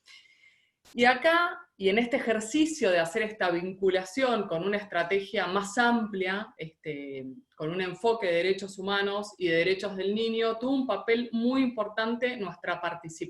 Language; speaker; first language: Spanish; native; Spanish